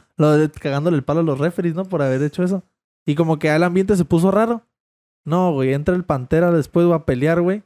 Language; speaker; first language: Spanish; native; Spanish